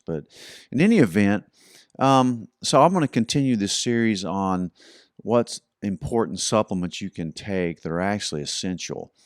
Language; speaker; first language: English; native; English